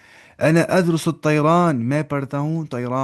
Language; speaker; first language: Arabic; non-native, fluent; Urdu